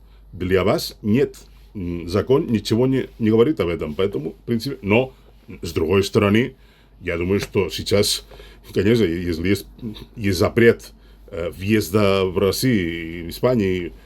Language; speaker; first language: Russian; non-native, fluent; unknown